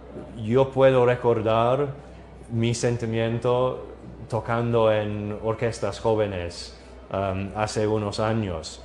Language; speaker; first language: Spanish; non-native, learner; English